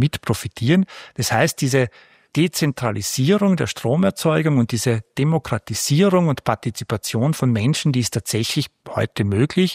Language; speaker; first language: German; native; German